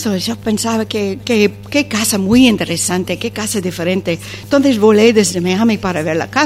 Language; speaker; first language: Spanish; non-native, fluent; English